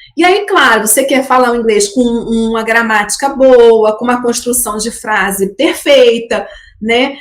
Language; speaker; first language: Portuguese; native; Portuguese